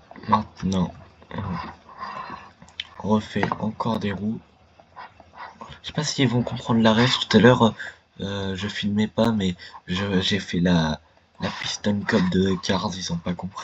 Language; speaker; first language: French; native; French